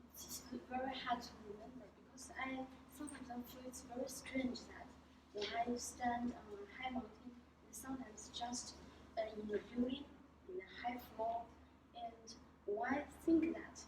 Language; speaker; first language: English; non-native, fluent; Chinese